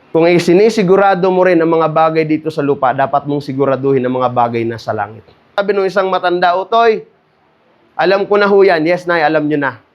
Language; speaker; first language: Filipino; non-native, local second language; Cebuano